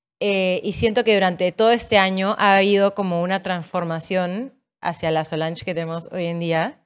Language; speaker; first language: Spanish; native; Spanish